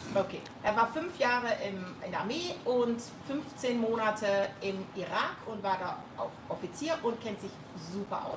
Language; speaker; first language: German; native; German